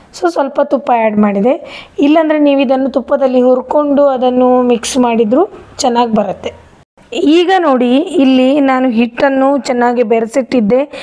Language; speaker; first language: Kannada; non-native, local second language; Konkani